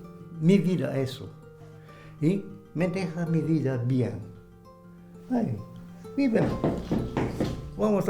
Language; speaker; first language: Spanish; non-native, learner; Hungarian